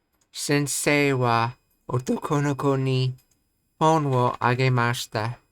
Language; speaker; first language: Japanese; non-native, learner; English